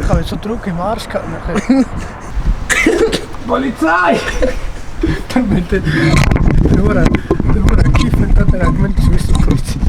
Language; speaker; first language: German; non-native, fluent; Spanish